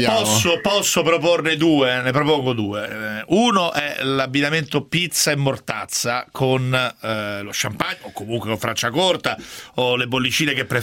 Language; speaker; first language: Italian; native; Italian